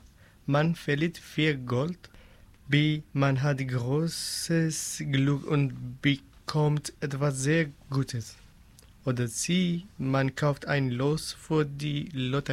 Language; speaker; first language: German; non-native, learner; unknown